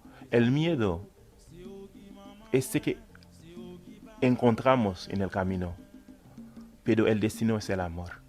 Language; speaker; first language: Spanish; non-native, fluent; Haitian Creole